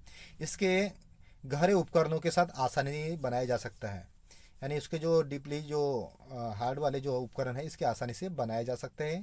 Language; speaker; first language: Hindi; non-native, local second language; Marathi